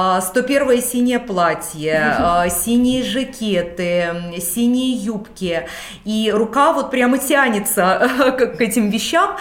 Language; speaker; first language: Russian; native; Russian